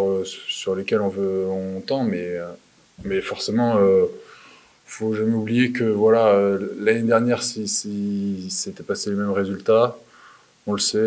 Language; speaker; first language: French; native; French